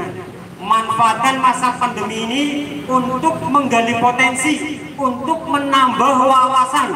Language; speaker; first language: Indonesian; native; Indonesian